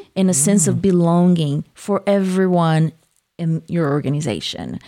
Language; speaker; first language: English; non-native, fluent; Portuguese